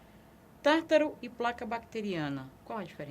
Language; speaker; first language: Portuguese; native; Portuguese